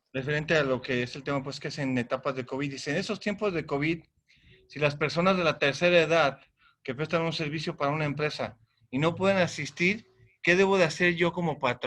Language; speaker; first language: Spanish; native; Spanish